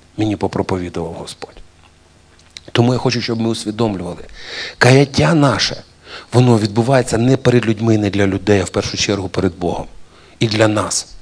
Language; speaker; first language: Ukrainian; non-native, local second language; Russian